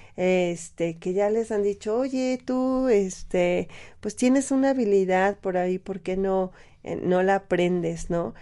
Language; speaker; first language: Spanish; native; Spanish